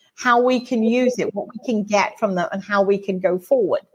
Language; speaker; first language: English; native; English